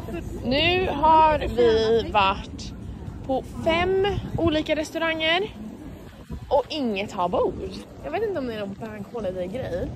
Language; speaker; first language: Swedish; native; Swedish